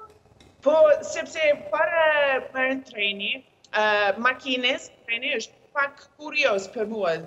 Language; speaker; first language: Albanian; non-native, learner; English